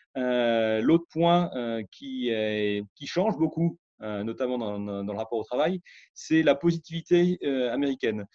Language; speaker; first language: French; native; French